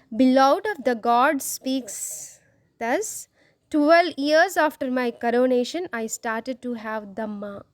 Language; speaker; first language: English; non-native, local second language; Telugu